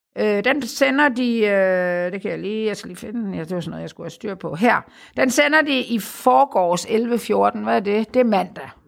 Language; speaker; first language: Danish; native; Danish